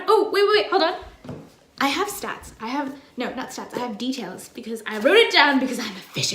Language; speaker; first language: English; native; English